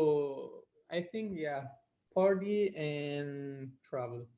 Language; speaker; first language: English; non-native, fluent; Italian